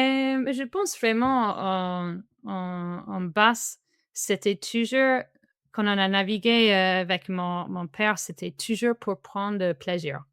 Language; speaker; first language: French; non-native, fluent; English